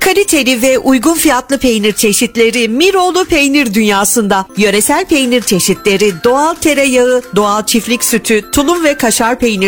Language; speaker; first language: Turkish; native; Turkish